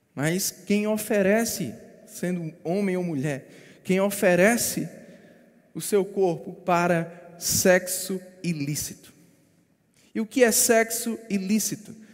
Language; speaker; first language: Portuguese; native; Portuguese